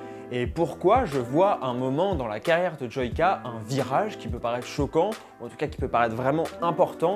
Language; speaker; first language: French; native; French